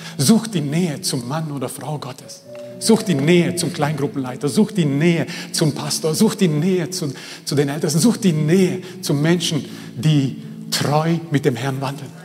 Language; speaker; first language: German; early bilingual, other home language; Croatian